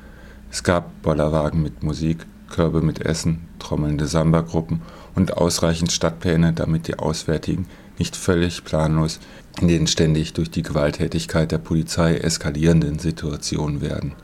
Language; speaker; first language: German; native; German